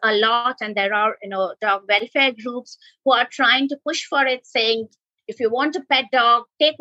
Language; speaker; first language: English; non-native, local second language; Bangla